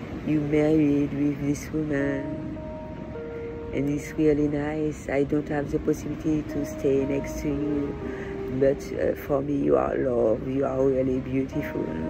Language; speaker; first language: English; non-native, learner; French